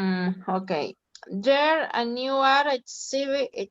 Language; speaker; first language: English; non-native, learner; Spanish